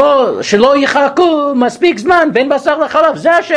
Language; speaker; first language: Hebrew; non-native, fluent; English